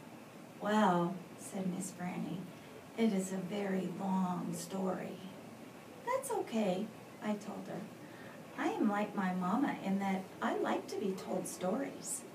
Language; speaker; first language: English; native; English